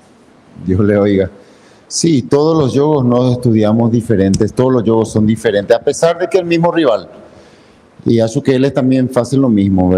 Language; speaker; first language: Portuguese; non-native, fluent; Spanish